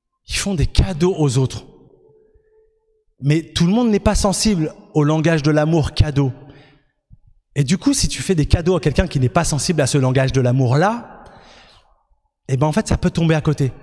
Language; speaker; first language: French; native; French